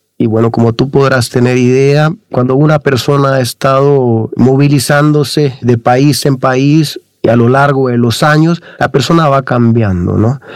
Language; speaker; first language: Spanish; native; Spanish